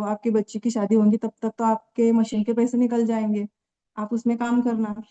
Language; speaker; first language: Hindi; non-native, local second language; Marathi